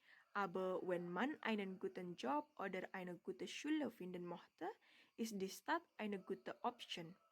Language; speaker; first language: German; non-native, learner; Indonesian